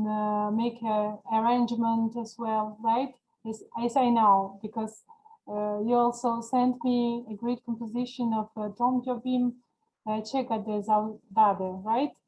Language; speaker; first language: English; non-native, learner; Georgian